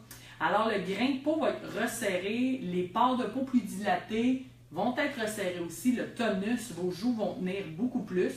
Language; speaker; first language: French; native; French